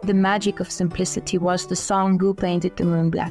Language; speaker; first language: English; non-native, local second language; Afrikaans